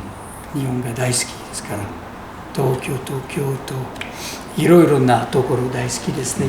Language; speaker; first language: Japanese; non-native, learner; French